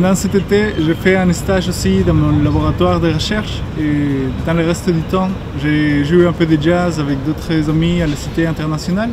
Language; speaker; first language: French; non-native, fluent; Spanish